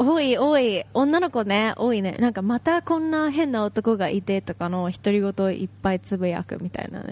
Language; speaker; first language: Japanese; native; Japanese